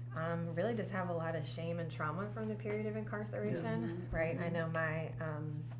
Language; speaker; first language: English; native; English